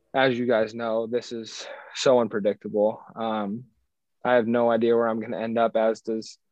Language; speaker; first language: English; native; English